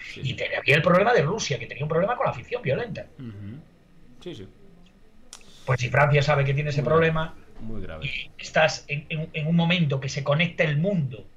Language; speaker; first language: Spanish; native; Spanish